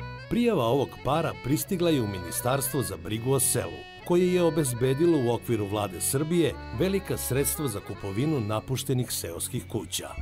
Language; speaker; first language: Serbian; native; Serbian